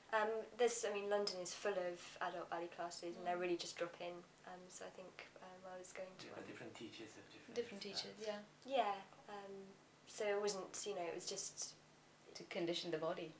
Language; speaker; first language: English; native; English